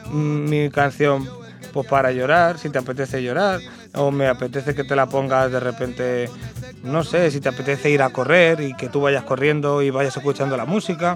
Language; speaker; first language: Spanish; native; Spanish